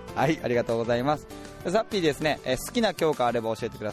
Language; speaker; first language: Japanese; native; Japanese